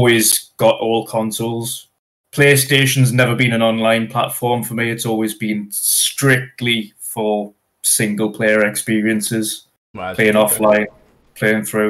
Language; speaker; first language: English; native; English